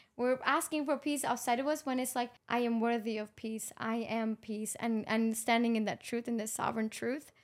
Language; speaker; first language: English; non-native, local second language; Urdu